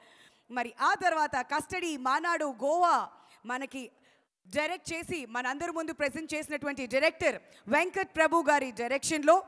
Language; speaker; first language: Telugu; native; Telugu